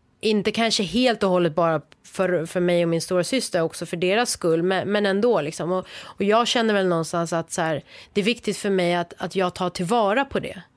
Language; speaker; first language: Swedish; early bilingual, other home language; Persian